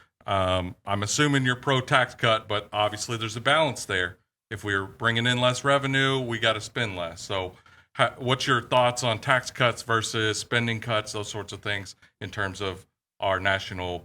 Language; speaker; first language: English; native; English